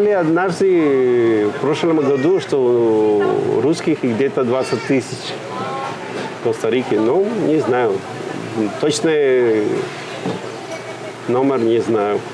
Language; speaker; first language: Russian; non-native, fluent; Spanish